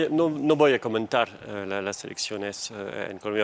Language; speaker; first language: Spanish; non-native, fluent; French